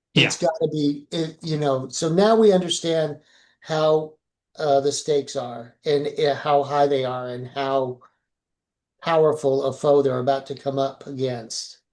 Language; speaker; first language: English; native; English